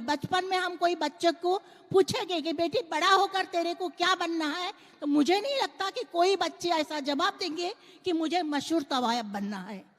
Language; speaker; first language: Hindi; non-native, local second language; Marathi